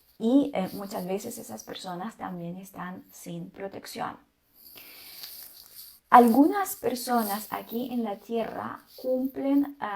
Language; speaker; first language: Spanish; non-native, fluent; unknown